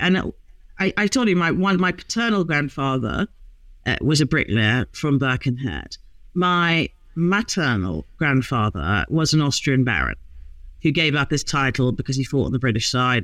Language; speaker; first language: English; native; English